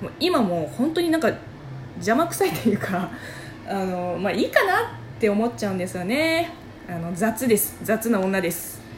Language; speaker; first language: Japanese; non-native, fluent; Chinese